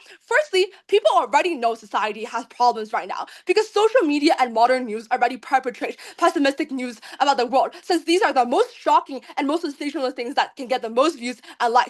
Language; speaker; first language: English; non-native, fluent; Chinese